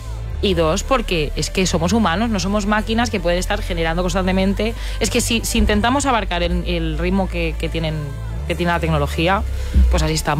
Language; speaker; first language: Spanish; native; Spanish